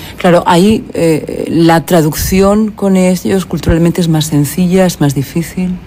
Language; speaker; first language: Spanish; native; Spanish